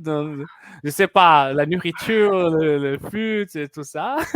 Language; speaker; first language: French; non-native, fluent; Portuguese